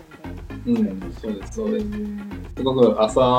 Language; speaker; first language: Japanese; non-native, learner; English